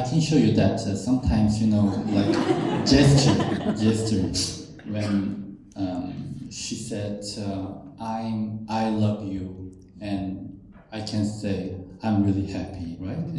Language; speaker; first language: English; non-native, learner; Russian